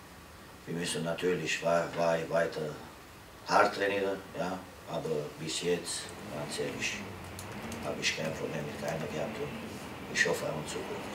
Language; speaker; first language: German; non-native, learner; Romanian